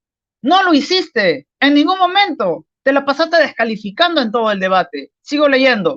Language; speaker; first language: Spanish; native; Spanish